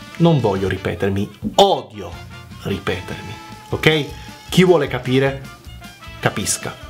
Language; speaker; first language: Italian; early bilingual, other home language; Macedonian